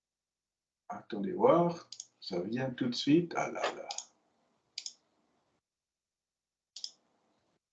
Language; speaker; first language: French; non-native, local second language; German